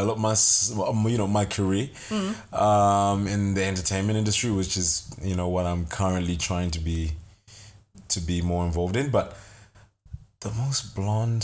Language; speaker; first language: English; non-native, local second language; Shona